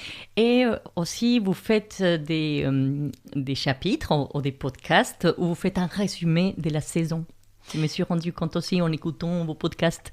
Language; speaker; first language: French; non-native, fluent; Spanish